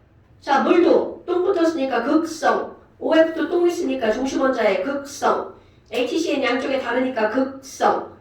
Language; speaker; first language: Korean; native; Korean